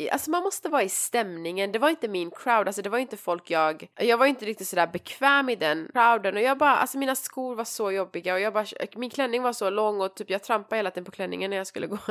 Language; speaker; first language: Swedish; early bilingual, other home language; Persian